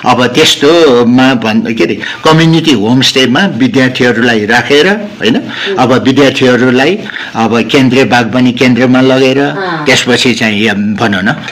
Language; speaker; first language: Nepali; non-native, local second language; Newari